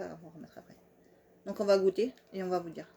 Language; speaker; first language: French; native; French